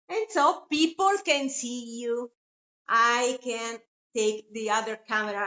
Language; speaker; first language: English; non-native, fluent; Italian